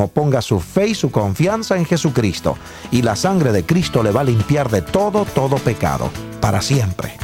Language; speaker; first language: Spanish; native; Spanish